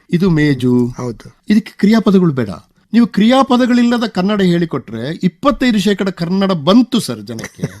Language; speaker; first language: Kannada; non-native, local second language; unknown